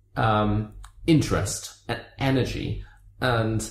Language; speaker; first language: English; native; English